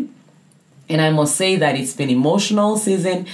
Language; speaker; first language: English; non-native, local second language; Yoruba